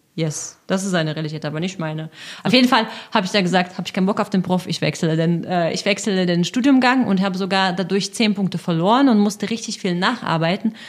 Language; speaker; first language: German; non-native, fluent; Russian